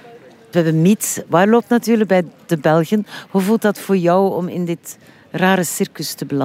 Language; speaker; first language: Dutch; native; Dutch